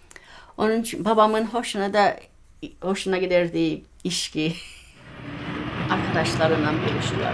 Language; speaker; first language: Turkish; early bilingual, heritage; Turkish